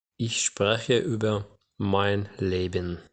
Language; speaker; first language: German; non-native, fluent; Ukrainian